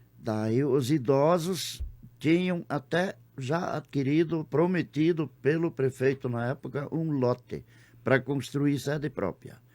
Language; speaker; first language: Portuguese; non-native, local second language; German